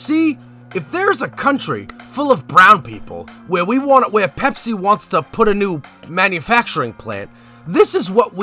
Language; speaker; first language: English; native; English